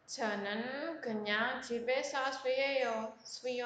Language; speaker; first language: Korean; non-native, learner; Indonesian